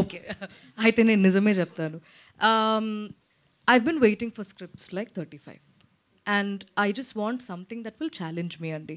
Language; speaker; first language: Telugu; non-native, local second language; Malayalam